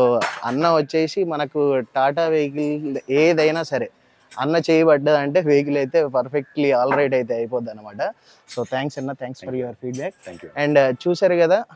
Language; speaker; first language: Telugu; native; Telugu